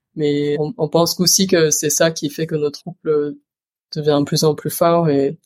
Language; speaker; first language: French; early bilingual, other home language; Chinese